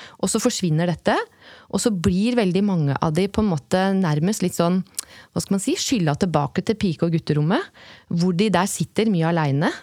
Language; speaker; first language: Norwegian; native; Norwegian